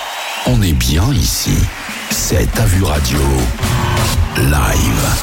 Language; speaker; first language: French; native; French